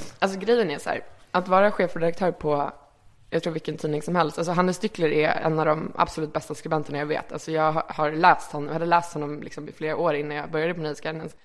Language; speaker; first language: Swedish; early bilingual, other home language; Icelandic